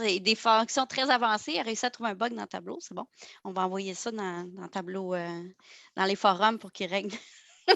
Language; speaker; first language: French; native; French